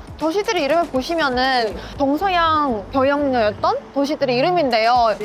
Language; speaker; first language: Korean; non-native, fluent; Russian